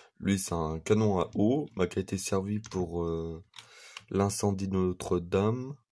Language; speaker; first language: French; native; French